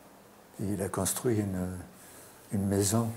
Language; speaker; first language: French; non-native, fluent; German